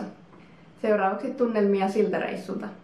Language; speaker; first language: Finnish; native; Finnish